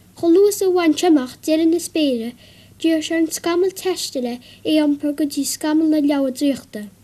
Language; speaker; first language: Irish; native; Irish